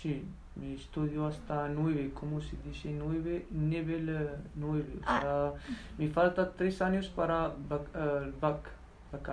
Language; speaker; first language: Spanish; non-native, learner; Berber languages